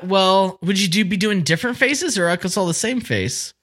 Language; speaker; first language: English; native; English